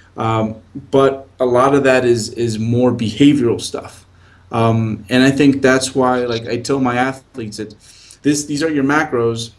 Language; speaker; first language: English; native; English